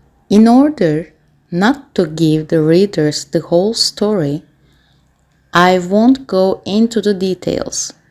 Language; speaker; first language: English; non-native, fluent; Turkish